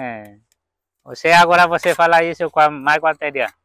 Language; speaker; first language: Portuguese; non-native, local second language; Vietnamese